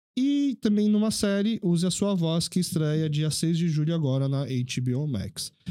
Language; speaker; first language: Portuguese; early bilingual, other home language; Korean